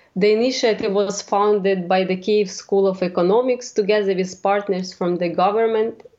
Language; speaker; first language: English; non-native, fluent; Ukrainian